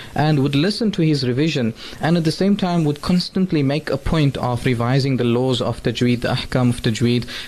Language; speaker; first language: English; native; English